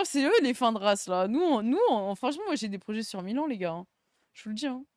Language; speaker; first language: French; native; French